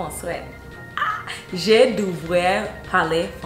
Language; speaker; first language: French; non-native, learner; Haitian Creole